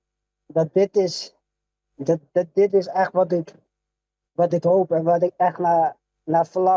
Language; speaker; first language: Dutch; early bilingual, other home language; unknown